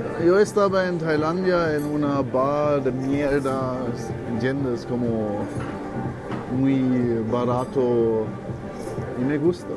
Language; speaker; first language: Spanish; non-native, learner; German